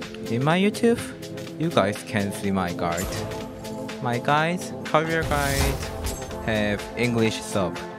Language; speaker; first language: English; non-native, learner; Korean